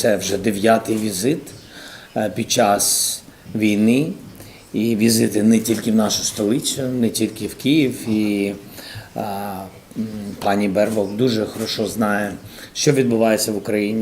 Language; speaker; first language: Ukrainian; non-native, local second language; Russian